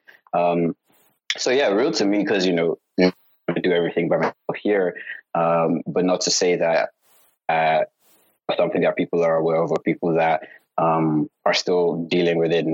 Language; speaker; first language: English; non-native, local second language; Yoruba